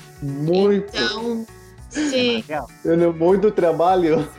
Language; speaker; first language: Portuguese; non-native, learner; Spanish